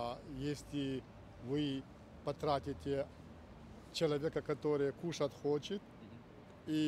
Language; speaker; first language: Russian; non-native, fluent; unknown